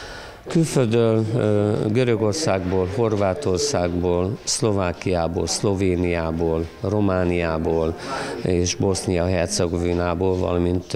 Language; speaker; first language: Hungarian; native; Hungarian